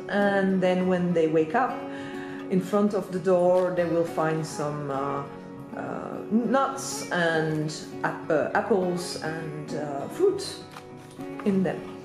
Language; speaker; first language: English; non-native, fluent; German